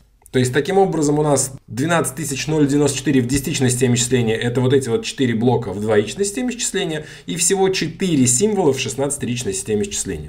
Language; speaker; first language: Russian; native; Russian